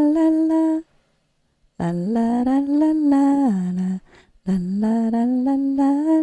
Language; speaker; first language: Korean; native; Korean